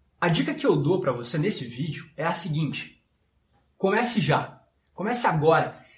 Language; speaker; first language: Portuguese; non-native, fluent; French